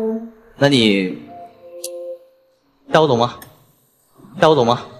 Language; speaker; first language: Chinese; native; Chinese